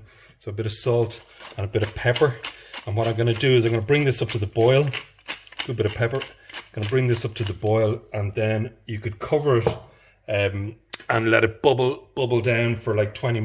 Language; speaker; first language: English; native; English